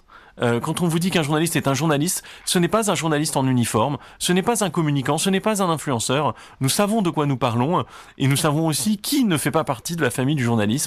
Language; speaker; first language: French; native; French